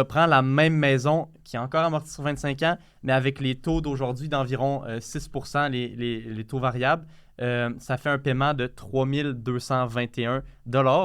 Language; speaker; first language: French; native; French